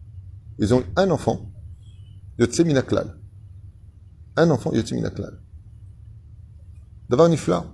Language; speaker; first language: French; native; French